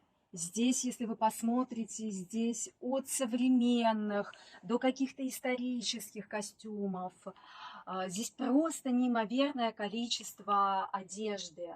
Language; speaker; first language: Russian; native; Russian